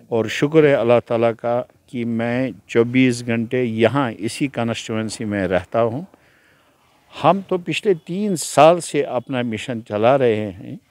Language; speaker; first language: Hindi; non-native, local second language; Kashmiri